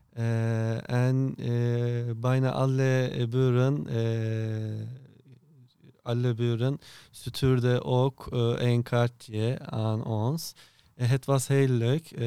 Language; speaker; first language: Dutch; non-native, learner; Turkish